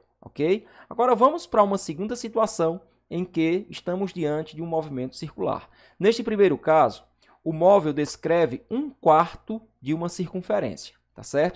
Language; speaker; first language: Portuguese; native; Portuguese